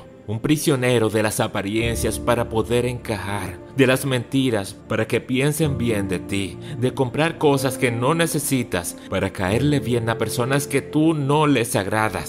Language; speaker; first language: Spanish; native; Spanish